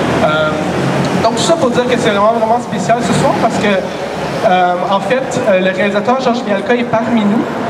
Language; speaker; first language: French; native; French